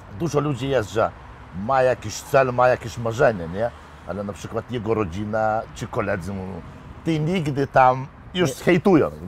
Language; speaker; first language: Polish; non-native, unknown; Lithuanian